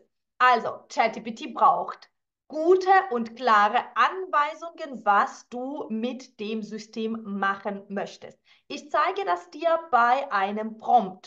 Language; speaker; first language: German; non-native, fluent; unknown